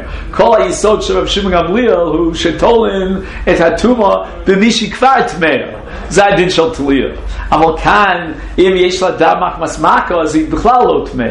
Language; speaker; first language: Hebrew; non-native, fluent; English